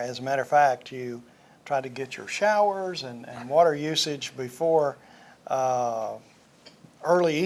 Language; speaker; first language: English; native; English